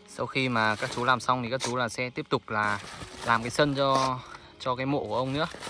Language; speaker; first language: Vietnamese; non-native, local second language; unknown